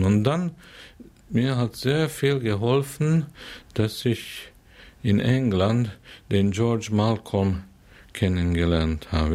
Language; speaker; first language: German; non-native, fluent; Hungarian